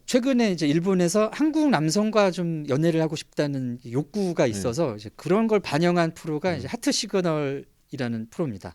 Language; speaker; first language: Korean; native; Korean